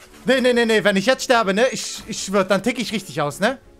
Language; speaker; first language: German; native; German